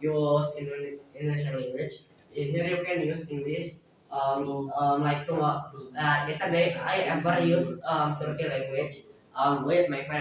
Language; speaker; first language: English; non-native, learner; Indonesian